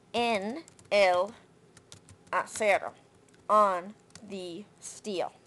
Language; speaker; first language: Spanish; non-native, learner; English